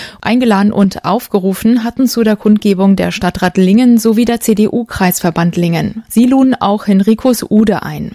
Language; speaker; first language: German; native; German